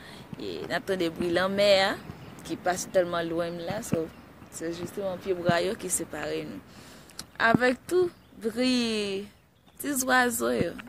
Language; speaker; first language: French; non-native, learner; Haitian Creole